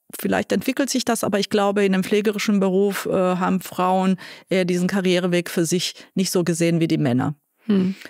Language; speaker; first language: German; non-native, fluent; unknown